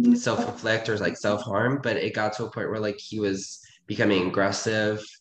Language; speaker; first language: English; native; English